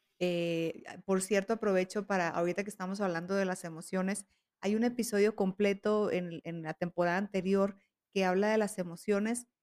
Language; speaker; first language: Spanish; native; Spanish